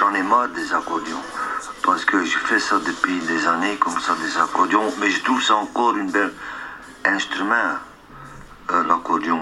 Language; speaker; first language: French; non-native, local second language; Dutch